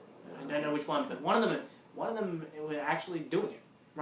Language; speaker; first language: English; native; English